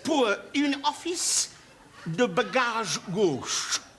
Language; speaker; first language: French; non-native, learner; English